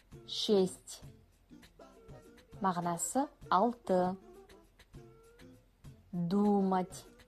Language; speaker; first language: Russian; non-native, fluent; Kazakh